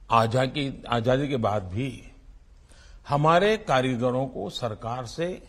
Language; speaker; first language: Hindi; non-native, local second language; Gujarati